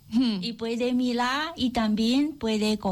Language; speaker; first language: Spanish; non-native, learner; Chinese